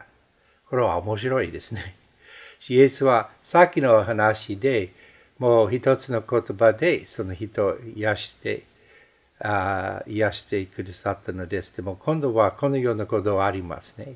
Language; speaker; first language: Japanese; non-native, fluent; English